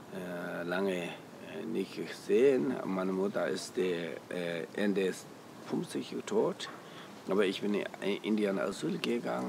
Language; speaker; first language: German; non-native, learner; Tibetan